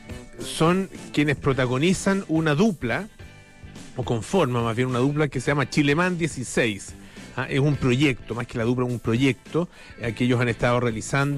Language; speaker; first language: Spanish; native; Spanish